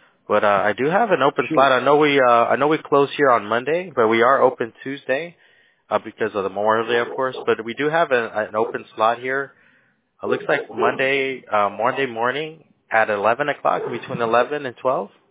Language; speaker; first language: English; early bilingual, other home language; Spanish